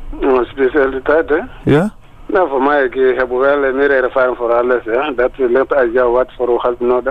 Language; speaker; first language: Dutch; non-native, learner; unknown